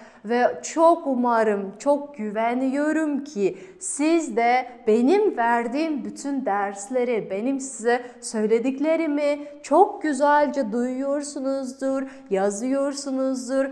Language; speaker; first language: Turkish; non-native, fluent; Kazakh